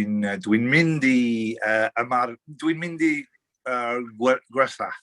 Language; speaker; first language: Welsh; non-native, learner; English